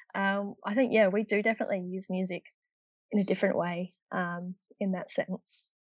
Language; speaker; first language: English; native; English